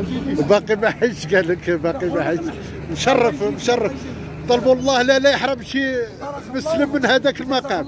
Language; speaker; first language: Arabic; native; Arabic